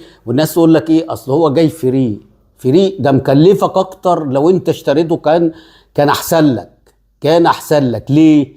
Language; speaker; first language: Arabic; native; Arabic